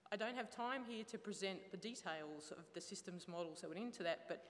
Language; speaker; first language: English; native; English